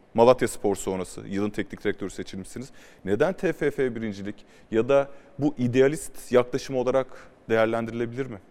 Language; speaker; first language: Turkish; native; Turkish